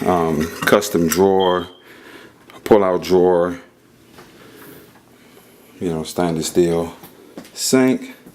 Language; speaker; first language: English; native; English